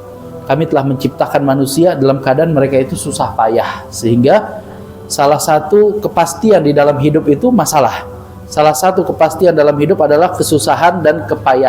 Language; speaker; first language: Indonesian; native; Indonesian